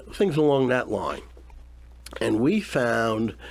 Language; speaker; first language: English; native; English